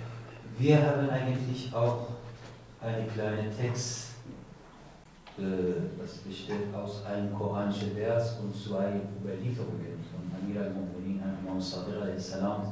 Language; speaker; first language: German; non-native, learner; Persian